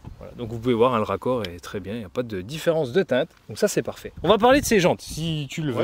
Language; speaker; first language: French; native; French